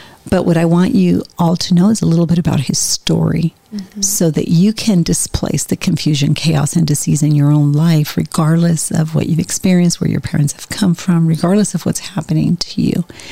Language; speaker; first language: English; native; English